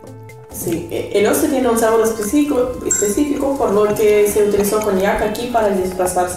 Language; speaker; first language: Spanish; non-native, learner; Russian